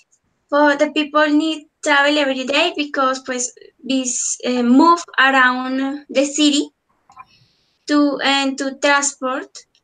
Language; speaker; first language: English; non-native, learner; Spanish